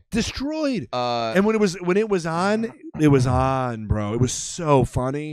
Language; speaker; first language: English; native; English